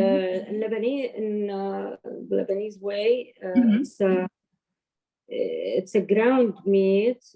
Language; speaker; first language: English; non-native, learner; Arabic